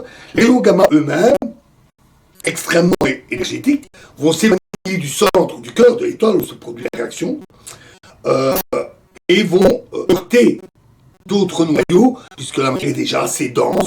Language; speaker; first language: French; native; French